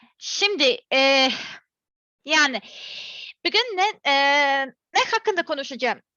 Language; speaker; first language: Turkish; non-native, learner; Serbian